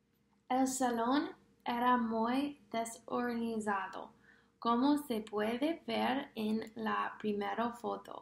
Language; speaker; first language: Spanish; non-native, fluent; English